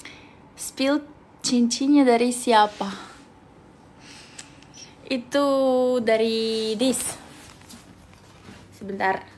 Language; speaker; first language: Indonesian; non-native, learner; Russian